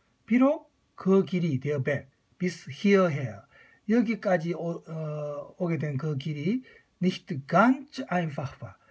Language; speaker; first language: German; non-native, fluent; Korean